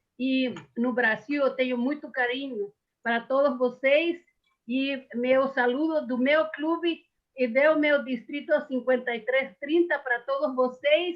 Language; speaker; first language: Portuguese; non-native, fluent; Spanish